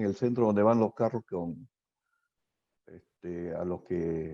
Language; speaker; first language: Spanish; native; Spanish